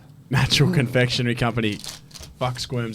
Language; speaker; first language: English; native; English